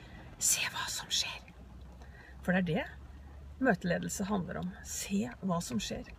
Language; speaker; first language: Norwegian; native; Norwegian